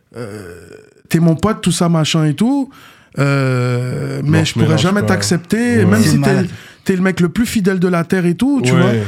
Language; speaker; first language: French; native; French